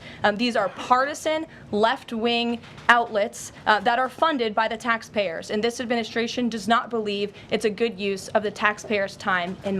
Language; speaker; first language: English; native; English